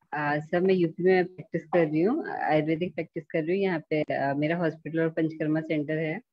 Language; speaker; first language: Hindi; native; Hindi